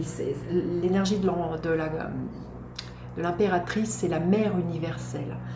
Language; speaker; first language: French; native; French